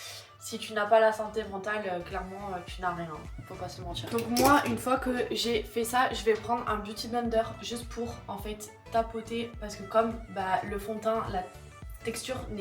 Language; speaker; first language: French; native; French